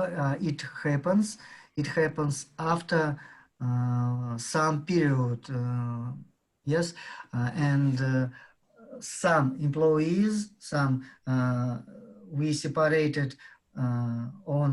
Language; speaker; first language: English; non-native, learner; Russian